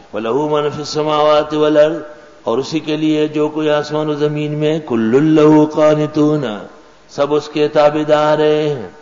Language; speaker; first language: Urdu; non-native, local second language; Pashto